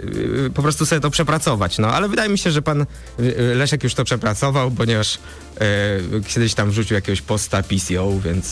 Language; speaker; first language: Polish; native; Polish